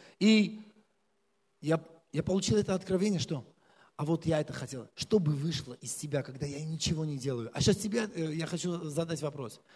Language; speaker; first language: Russian; non-native, local second language; Armenian